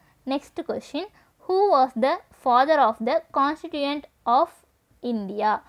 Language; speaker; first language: English; non-native, local second language; Tamil